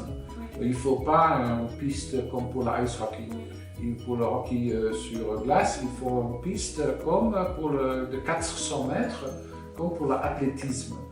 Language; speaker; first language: French; non-native, fluent; Dutch